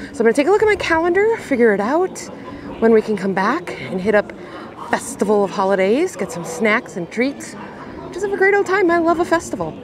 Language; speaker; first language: English; native; English